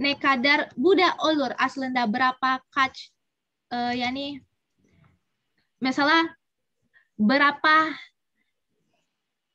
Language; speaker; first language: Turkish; non-native, learner; Indonesian